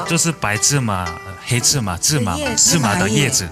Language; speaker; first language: Chinese; non-native, fluent; Korean